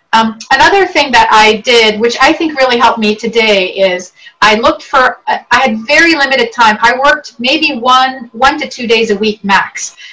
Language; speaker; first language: English; early bilingual, other home language; Arabic